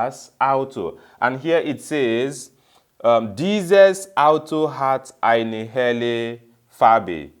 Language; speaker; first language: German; non-native, fluent; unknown